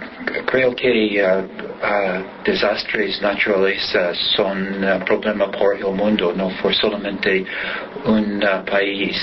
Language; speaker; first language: Spanish; non-native, learner; English